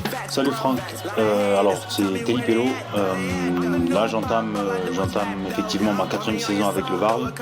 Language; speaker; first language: French; native; French